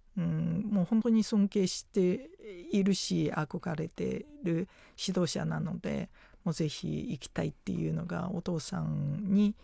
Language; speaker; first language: Japanese; non-native, fluent; Chinese